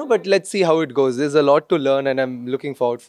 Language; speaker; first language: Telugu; non-native, local second language; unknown